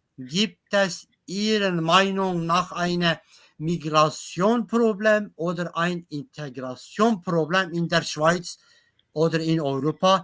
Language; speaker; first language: German; non-native, learner; Kurdish